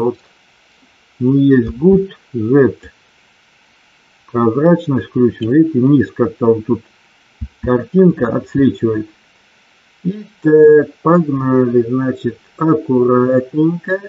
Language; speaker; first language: Russian; native; Russian